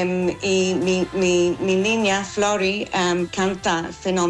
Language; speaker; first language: Spanish; non-native, fluent; English